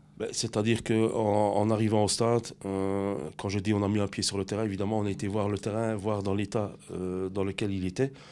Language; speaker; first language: French; native; French